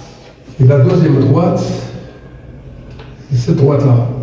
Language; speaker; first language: French; non-native, local second language; Arabic